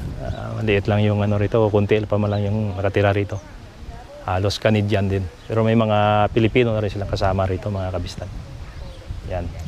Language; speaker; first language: Filipino; non-native, local second language; Cebuano